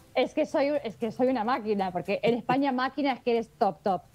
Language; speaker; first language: Spanish; native; Spanish